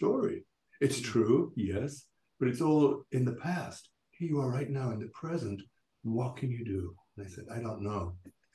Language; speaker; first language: English; native; English